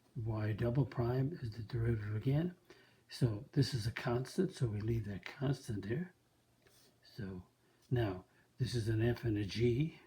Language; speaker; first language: English; native; English